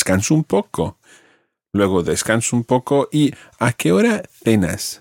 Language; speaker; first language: Spanish; non-native, fluent; English